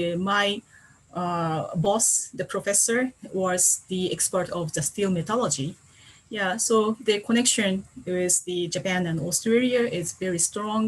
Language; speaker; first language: English; non-native, fluent; Japanese